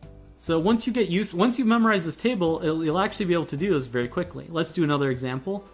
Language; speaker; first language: English; native; English